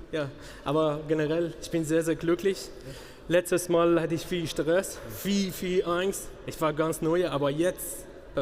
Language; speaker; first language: German; non-native, learner; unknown